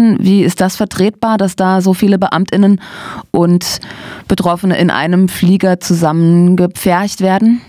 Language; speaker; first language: German; native; German